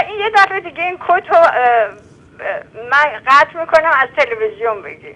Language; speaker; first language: Persian; native; Persian